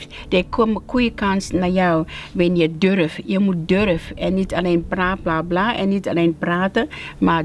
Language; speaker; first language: Dutch; non-native, learner; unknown